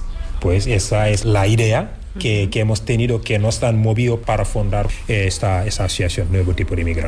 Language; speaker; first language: Spanish; non-native, fluent; Wolof